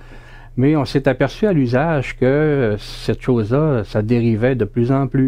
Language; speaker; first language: French; native; French